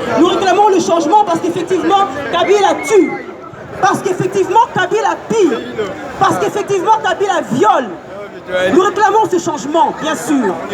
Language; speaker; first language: French; non-native, local second language; Lingala